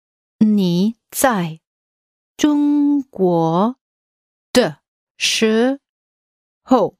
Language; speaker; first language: Chinese; non-native, learner; English